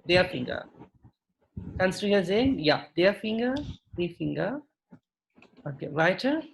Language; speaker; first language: German; non-native, fluent; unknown